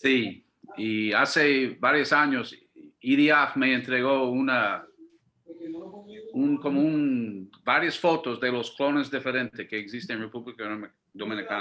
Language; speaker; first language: Spanish; non-native, fluent; English